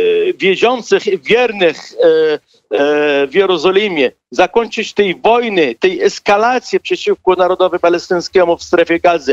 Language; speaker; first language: Polish; non-native, fluent; Arabic